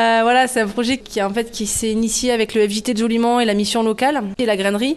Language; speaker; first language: French; native; French